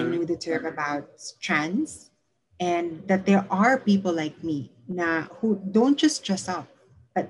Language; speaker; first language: English; non-native, local second language; Cebuano